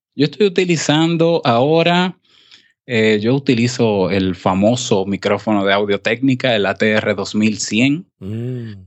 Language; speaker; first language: Spanish; native; Spanish